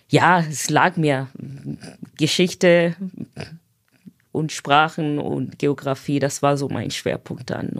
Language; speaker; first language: German; non-native, fluent; Swahili